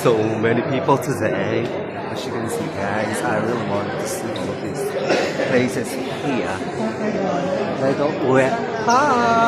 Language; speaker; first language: English; non-native, local second language; Filipino